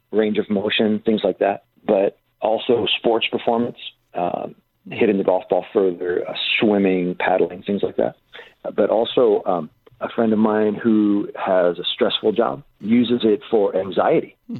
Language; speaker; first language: English; native; English